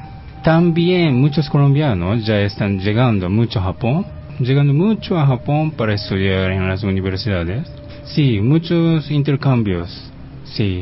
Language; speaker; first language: Spanish; non-native, fluent; Japanese